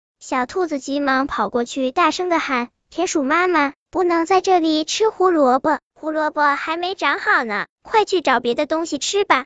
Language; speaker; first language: Chinese; native; Chinese